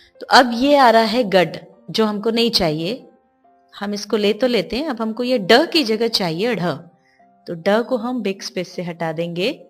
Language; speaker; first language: Hindi; native; Hindi